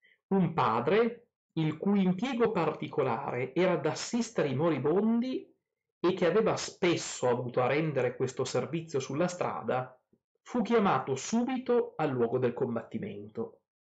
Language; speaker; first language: Italian; native; Italian